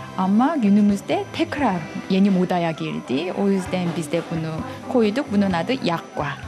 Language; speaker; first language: Turkish; non-native, fluent; Korean